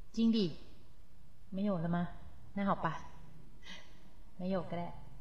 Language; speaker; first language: Thai; native; Thai